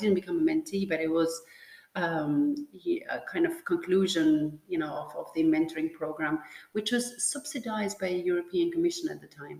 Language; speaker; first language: English; non-native, fluent; Albanian